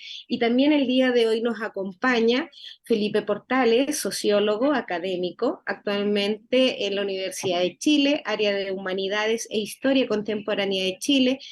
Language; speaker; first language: Spanish; native; Spanish